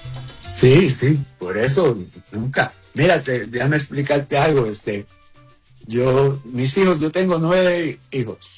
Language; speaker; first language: Spanish; early bilingual, heritage; Spanish